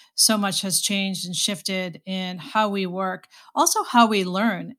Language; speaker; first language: English; native; English